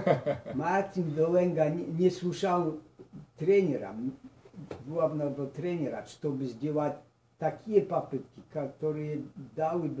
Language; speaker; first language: Russian; non-native, learner; Polish